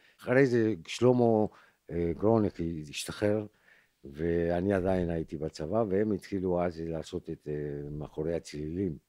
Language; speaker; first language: Hebrew; non-native, fluent; Spanish